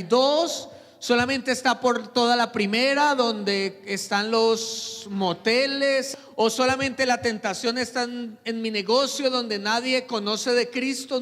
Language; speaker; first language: Spanish; native; Spanish